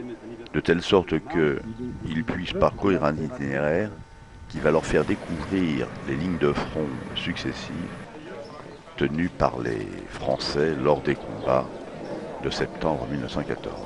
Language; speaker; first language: French; native; French